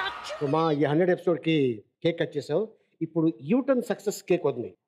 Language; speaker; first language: Telugu; native; Telugu